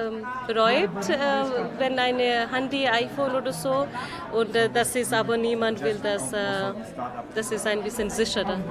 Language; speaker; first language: German; non-native, learner; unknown